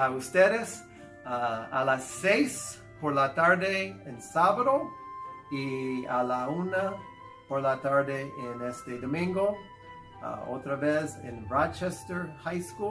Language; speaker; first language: Spanish; non-native, fluent; English